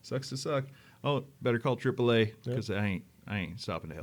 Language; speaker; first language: English; native; English